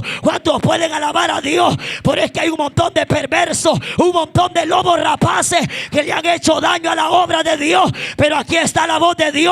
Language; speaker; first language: Spanish; native; Spanish